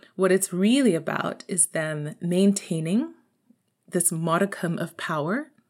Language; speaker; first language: English; native; English